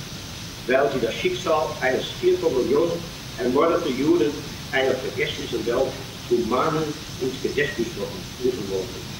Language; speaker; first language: German; non-native, fluent; Dutch